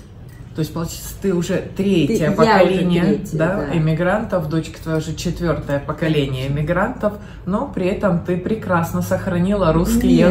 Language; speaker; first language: Russian; native; Russian